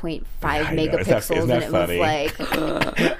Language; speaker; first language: English; early bilingual, other home language; Spanish